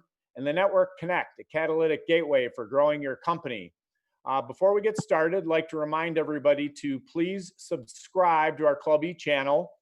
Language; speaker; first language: English; native; English